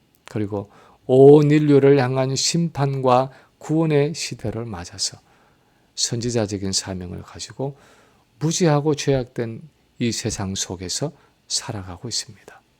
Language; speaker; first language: Korean; native; Korean